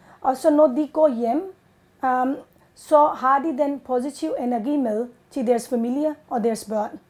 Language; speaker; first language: Danish; non-native, learner; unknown